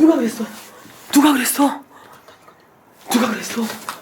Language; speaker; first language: Korean; native; Korean